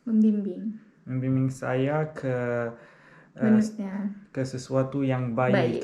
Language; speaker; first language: Indonesian; non-native, learner; Arabic